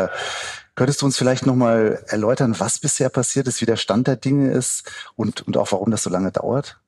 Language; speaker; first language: German; native; German